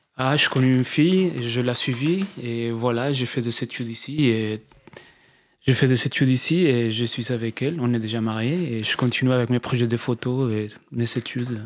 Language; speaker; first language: French; non-native, fluent; Spanish